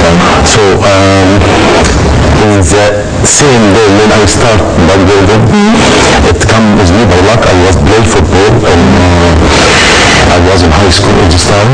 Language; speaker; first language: English; non-native, learner; Arabic